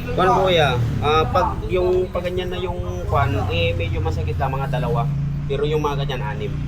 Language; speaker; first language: Filipino; non-native, local second language; Iloko